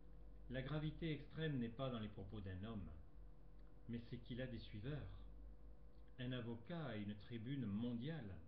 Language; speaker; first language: French; native; French